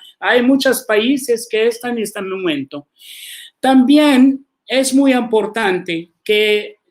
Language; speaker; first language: Spanish; non-native, learner; Arabic